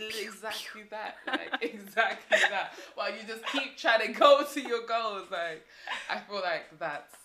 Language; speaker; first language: English; native; English